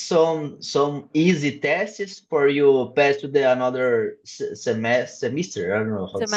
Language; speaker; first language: English; non-native, learner; Portuguese